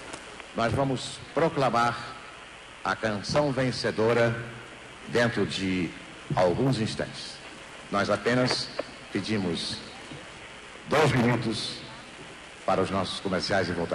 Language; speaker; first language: Portuguese; native; Portuguese